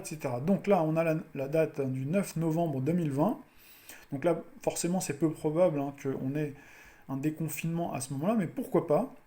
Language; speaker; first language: French; native; French